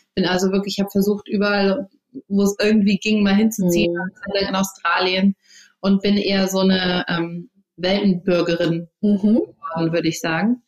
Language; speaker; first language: German; early bilingual, other home language; English